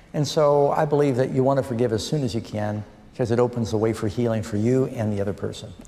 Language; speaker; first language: English; native; English